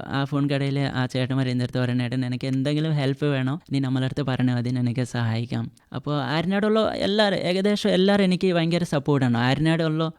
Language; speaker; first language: Malayalam; non-native, fluent; Assamese